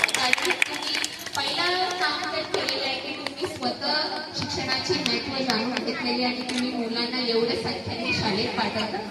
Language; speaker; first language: Marathi; non-native, fluent; Malayalam